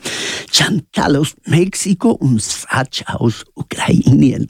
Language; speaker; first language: German; non-native, learner; Spanish